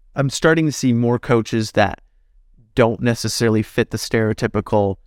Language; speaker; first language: English; native; English